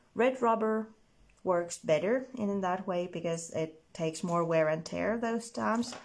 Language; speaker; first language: English; non-native, fluent; Finnish